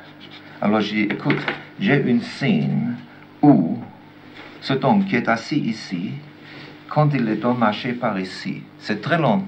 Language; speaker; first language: French; non-native, learner; German